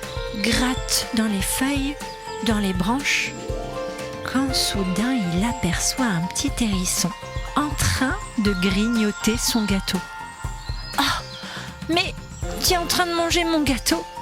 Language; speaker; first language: French; native; French